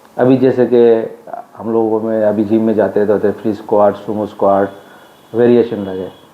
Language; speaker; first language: Hindi; non-native, local second language; Bangla